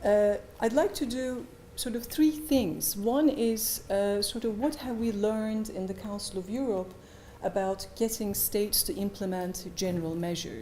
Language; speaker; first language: English; non-native, fluent; Turkish